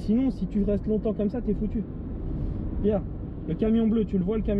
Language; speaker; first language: French; native; French